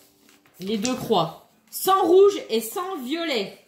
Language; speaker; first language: French; native; French